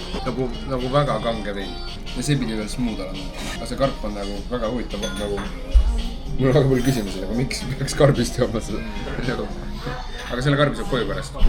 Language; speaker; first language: Estonian; native; Estonian